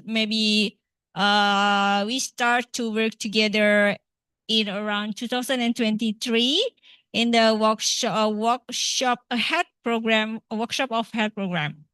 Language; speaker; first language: English; non-native, fluent; Indonesian